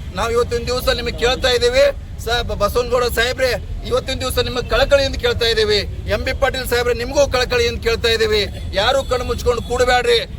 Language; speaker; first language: Kannada; non-native, local second language; Lambadi